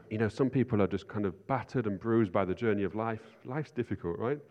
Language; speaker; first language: English; native; English